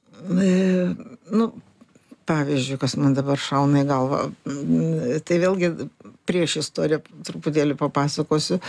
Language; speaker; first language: Lithuanian; native; Lithuanian